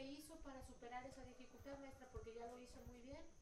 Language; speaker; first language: Spanish; native; Spanish